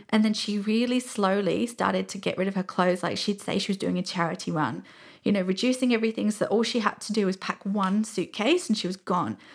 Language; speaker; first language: English; native; English